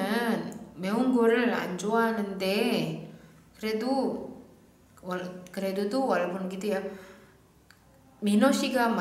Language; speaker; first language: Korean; non-native, fluent; Indonesian